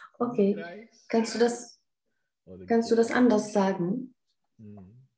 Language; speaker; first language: German; non-native, fluent; Czech